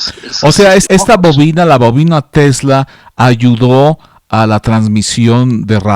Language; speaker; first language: Spanish; native; Spanish